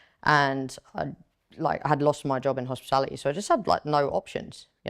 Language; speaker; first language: English; native; English